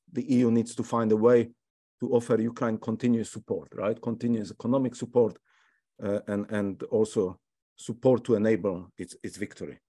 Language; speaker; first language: English; non-native, fluent; Slovak